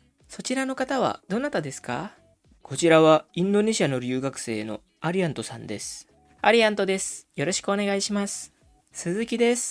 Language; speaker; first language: Japanese; non-native, fluent; Indonesian